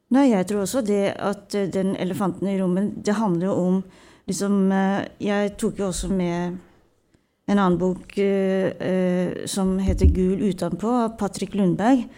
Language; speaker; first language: Norwegian; early bilingual, other home language; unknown